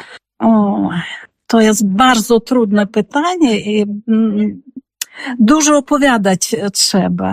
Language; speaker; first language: Polish; early bilingual, heritage; Polish